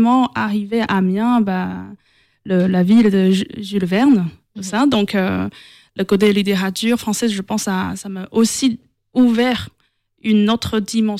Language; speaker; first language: French; non-native, fluent; Chinese